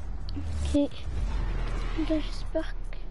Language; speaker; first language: French; native; French